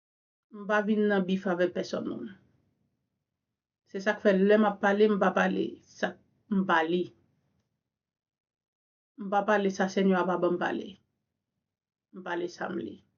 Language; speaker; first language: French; non-native, learner; Haitian Creole